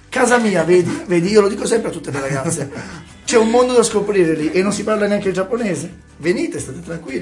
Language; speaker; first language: Italian; native; Italian